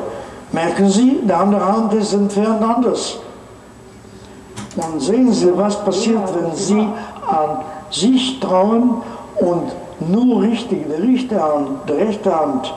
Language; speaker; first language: German; non-native, fluent; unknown